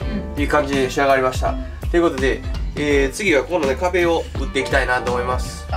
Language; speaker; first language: Japanese; native; Japanese